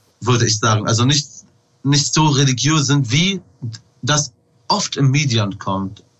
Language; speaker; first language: German; non-native, fluent; Arabic